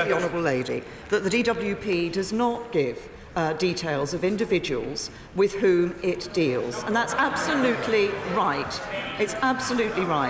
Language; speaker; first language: English; native; English